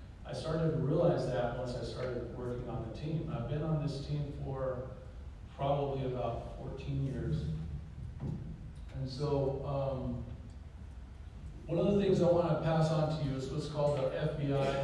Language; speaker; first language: English; native; English